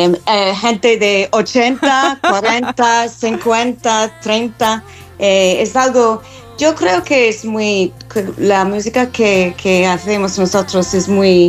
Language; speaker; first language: Spanish; non-native, learner; English